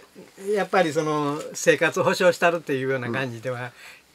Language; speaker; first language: Japanese; native; Japanese